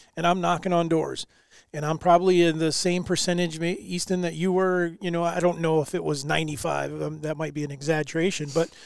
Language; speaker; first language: English; native; English